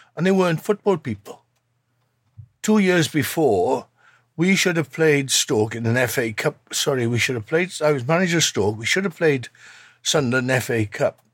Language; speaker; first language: English; native; English